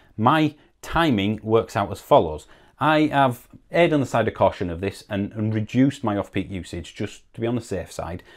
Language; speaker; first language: English; native; English